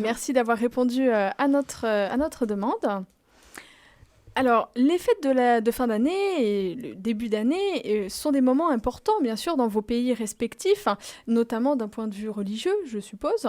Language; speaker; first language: French; native; French